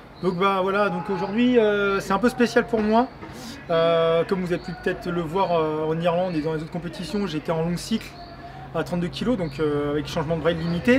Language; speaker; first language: French; native; French